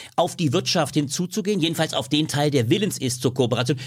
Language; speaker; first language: German; native; German